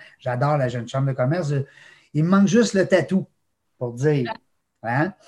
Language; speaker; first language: French; native; French